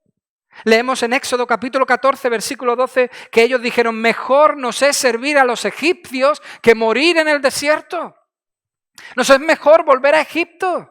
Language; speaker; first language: Spanish; native; Spanish